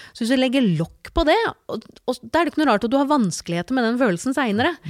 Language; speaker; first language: Norwegian; native; Norwegian